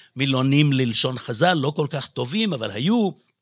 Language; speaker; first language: Hebrew; non-native, fluent; Hungarian